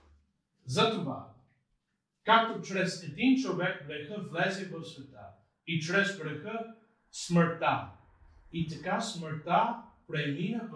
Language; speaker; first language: Bulgarian; non-native, fluent; English